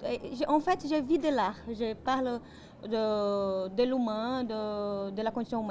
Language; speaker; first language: French; non-native, fluent; Portuguese